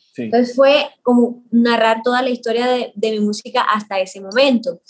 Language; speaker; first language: Spanish; native; Spanish